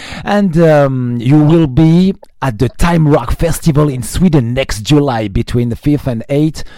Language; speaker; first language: English; non-native, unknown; French